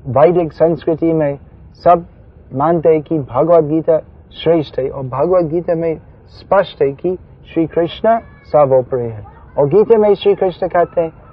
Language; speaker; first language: Hindi; non-native, fluent; English